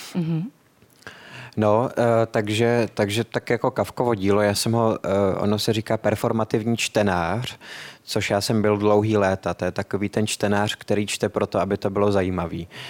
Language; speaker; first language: Czech; native; Czech